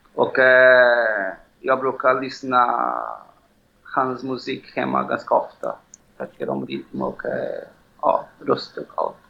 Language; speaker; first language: Swedish; non-native, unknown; Portuguese